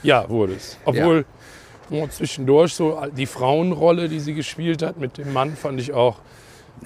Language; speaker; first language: German; native; German